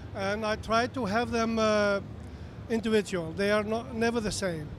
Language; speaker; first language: English; non-native, learner; Icelandic